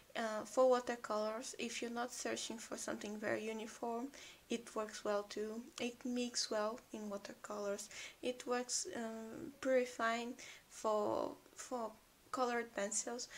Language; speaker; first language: English; non-native, fluent; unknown